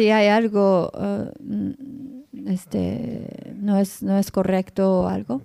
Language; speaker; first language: Spanish; non-native, learner; Japanese